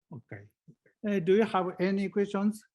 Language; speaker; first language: English; non-native, learner; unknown